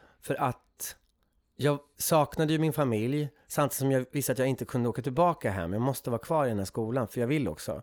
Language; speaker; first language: Swedish; native; Swedish